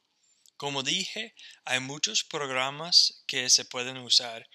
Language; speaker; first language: Spanish; non-native, fluent; English